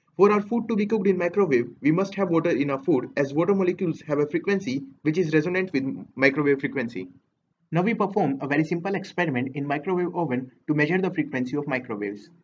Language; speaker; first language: English; non-native, local second language; Hindi